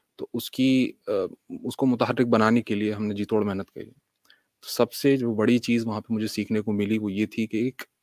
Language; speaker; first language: Urdu; native; Urdu